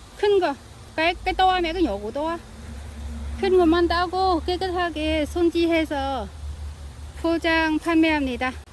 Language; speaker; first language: Korean; non-native, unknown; Vietnamese